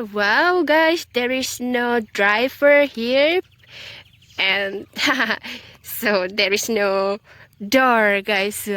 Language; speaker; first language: English; non-native, learner; Indonesian